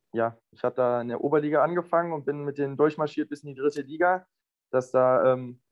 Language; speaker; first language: German; native; German